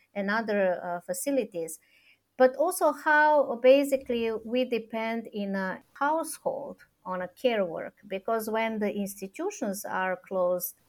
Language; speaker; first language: English; non-native, fluent; Serbian